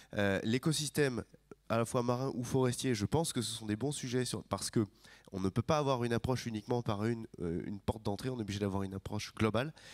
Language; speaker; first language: French; native; French